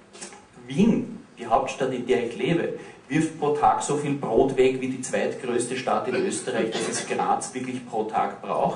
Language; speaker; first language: German; native; German